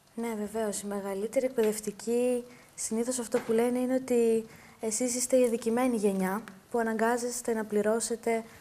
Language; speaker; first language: Greek; native; Greek